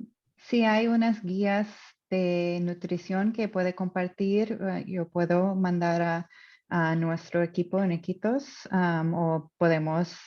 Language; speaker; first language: Spanish; non-native, fluent; English